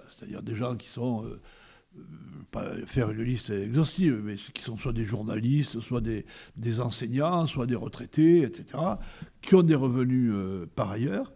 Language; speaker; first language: French; native; French